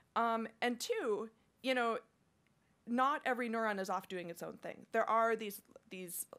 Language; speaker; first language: English; native; English